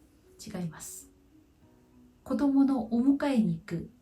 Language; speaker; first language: Japanese; non-native, fluent; Korean